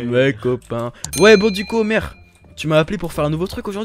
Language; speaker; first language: French; native; French